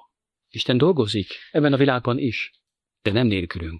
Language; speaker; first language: Hungarian; non-native, fluent; French